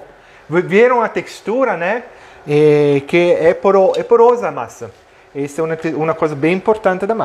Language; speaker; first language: Italian; non-native, learner; Portuguese